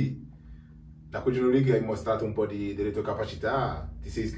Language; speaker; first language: Italian; native; Italian